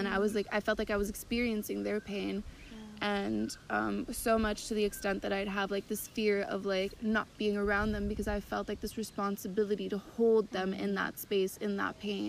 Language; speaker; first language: English; native; English